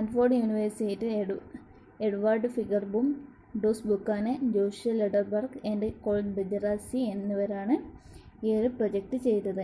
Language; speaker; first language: Malayalam; native; Malayalam